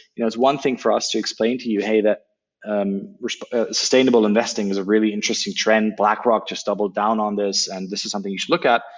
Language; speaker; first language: English; non-native, fluent; German